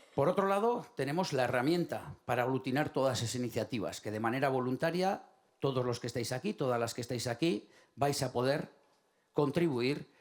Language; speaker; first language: Spanish; native; Spanish